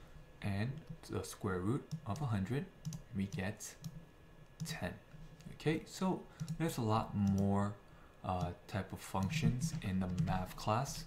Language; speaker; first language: English; native; English